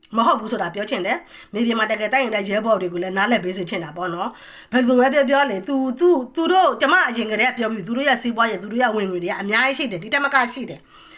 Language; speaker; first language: Burmese; native; Burmese